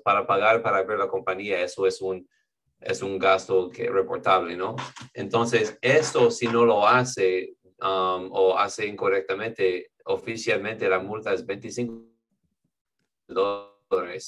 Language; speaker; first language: Spanish; non-native, fluent; English